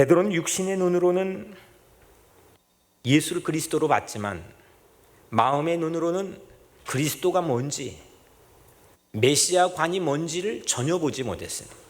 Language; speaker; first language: Korean; native; Korean